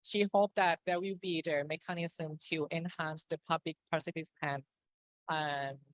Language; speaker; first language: English; non-native, fluent; Thai